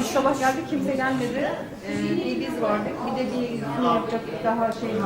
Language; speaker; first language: Turkish; native; Turkish